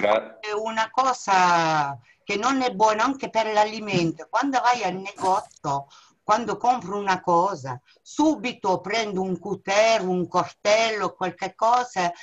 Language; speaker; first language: Italian; non-native, learner; French